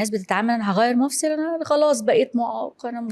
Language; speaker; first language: Arabic; native; Arabic